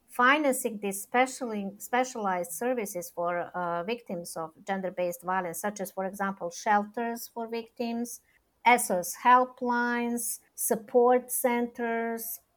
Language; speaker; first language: English; non-native, fluent; Serbian